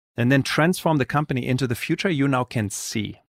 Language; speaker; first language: English; non-native, fluent; German